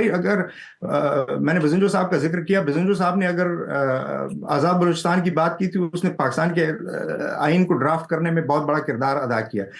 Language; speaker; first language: Urdu; non-native, local second language; Pashto